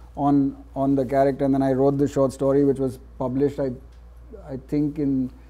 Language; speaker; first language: English; non-native, local second language; Gujarati